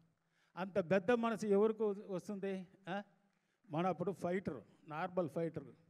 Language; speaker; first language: Telugu; non-native, fluent; Tamil